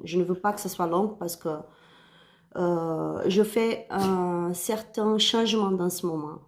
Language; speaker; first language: French; non-native, learner; Spanish